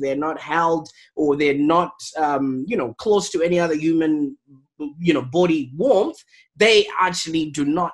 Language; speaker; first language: English; non-native, local second language; Shona